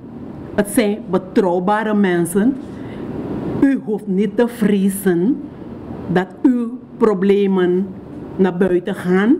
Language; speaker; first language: Dutch; non-native, local second language; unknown